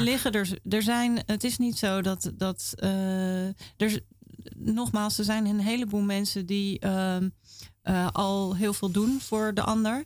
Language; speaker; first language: Dutch; native; Dutch